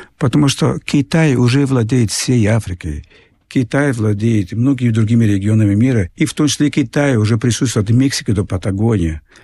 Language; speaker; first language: Russian; non-native, fluent; Portuguese